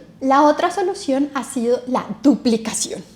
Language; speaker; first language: Spanish; native; Spanish